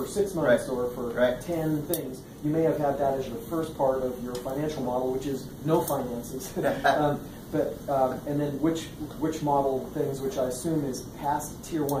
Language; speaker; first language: English; native; English